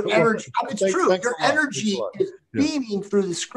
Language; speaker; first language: English; native; English